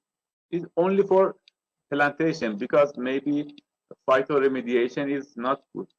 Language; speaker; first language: English; non-native, learner; Persian